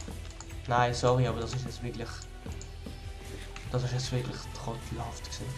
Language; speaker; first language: German; native; German